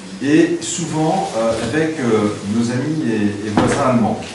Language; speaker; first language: French; native; French